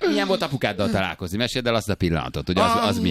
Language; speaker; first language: Hungarian; native; Hungarian